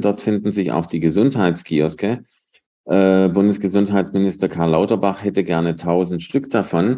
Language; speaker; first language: German; native; German